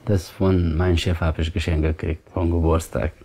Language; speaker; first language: German; non-native, learner; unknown